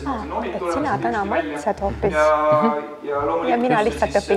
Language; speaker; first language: Estonian; native; Estonian